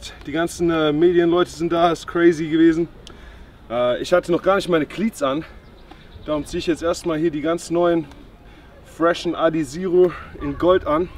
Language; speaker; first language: German; native; German